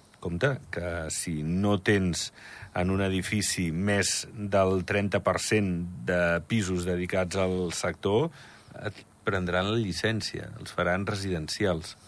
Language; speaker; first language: Catalan; native; Catalan